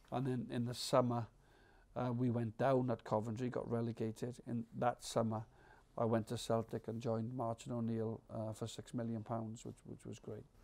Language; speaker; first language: English; native; English